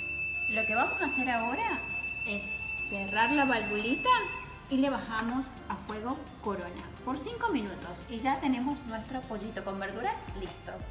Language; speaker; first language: Spanish; native; Spanish